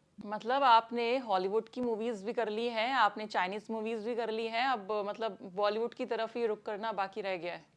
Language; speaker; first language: Hindi; native; Hindi